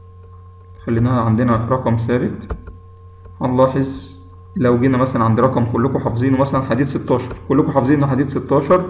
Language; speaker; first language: Arabic; native; Arabic